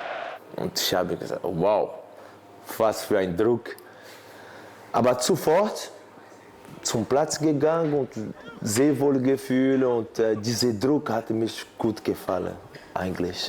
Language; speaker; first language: German; non-native, fluent; Portuguese